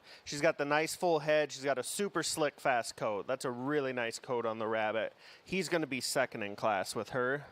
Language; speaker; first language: English; native; English